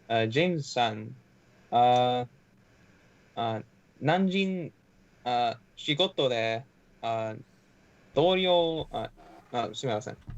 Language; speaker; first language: Japanese; non-native, learner; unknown